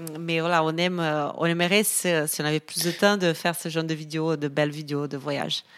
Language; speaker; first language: French; non-native, fluent; Portuguese